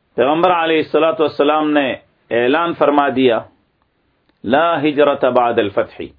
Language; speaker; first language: Urdu; native; Urdu